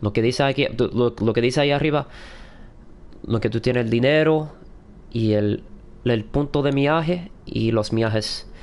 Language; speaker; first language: Spanish; early bilingual, heritage; Spanish